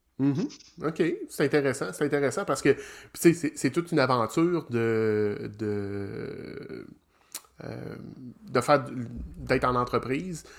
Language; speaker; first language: French; native; French